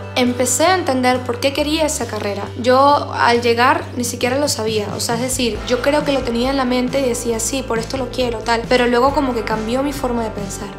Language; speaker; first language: Spanish; native; Spanish